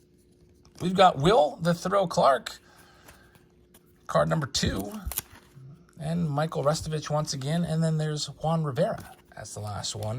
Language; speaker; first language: English; native; English